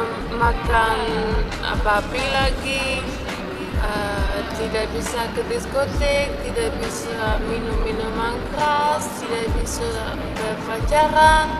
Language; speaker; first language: Indonesian; non-native, fluent; Dutch